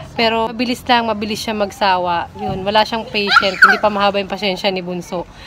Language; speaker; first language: Filipino; native; Filipino